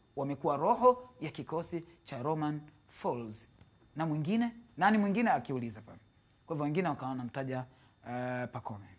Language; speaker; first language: Swahili; native; Swahili